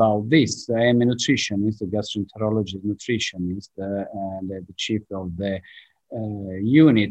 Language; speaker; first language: English; non-native, fluent; Italian